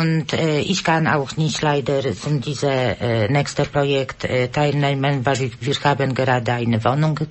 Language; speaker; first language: German; non-native, learner; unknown